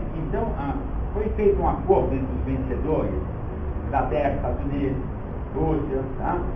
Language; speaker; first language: Portuguese; early bilingual, other home language; Yiddish